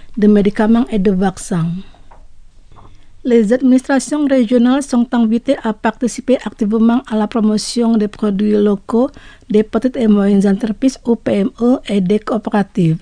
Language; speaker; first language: French; non-native, fluent; Indonesian